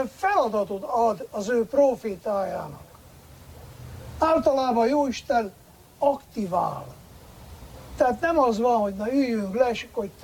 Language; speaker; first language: Hungarian; native; Hungarian